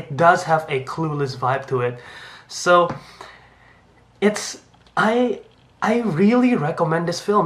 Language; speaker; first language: English; non-native, fluent; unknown